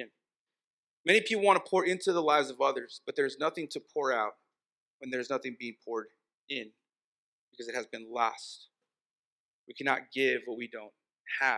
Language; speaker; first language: English; early bilingual, other home language; Spanish